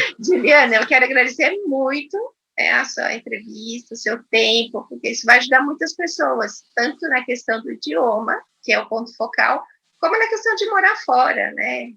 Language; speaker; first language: Portuguese; non-native, fluent; Spanish